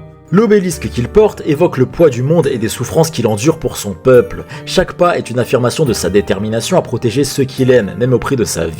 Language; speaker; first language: French; native; French